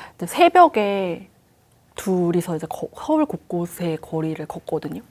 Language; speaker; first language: Korean; native; Korean